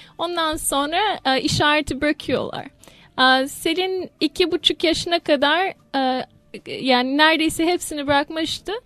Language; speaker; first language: Turkish; early bilingual, heritage; Turkish